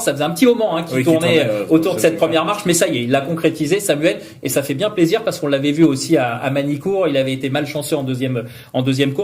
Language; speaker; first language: French; native; French